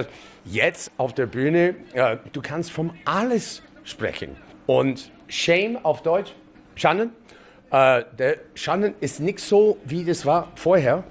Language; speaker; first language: German; non-native, fluent; English